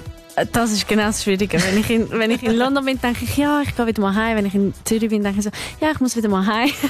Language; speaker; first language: German; native; German